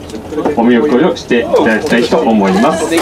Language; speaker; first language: Japanese; native; Japanese